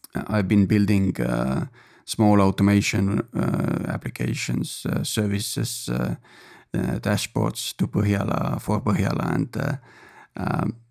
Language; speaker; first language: English; non-native, fluent; Estonian